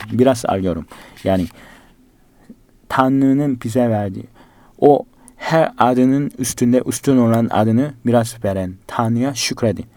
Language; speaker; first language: Turkish; non-native, fluent; Korean